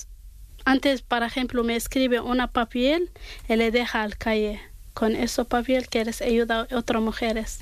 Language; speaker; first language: Spanish; non-native, learner; Arabic